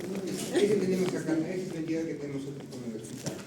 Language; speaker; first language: Spanish; native; Spanish